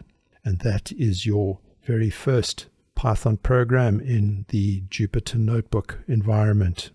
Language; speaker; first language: English; native; English